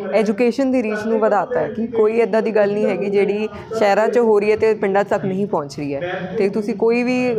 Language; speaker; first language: Punjabi; non-native, local second language; Hindi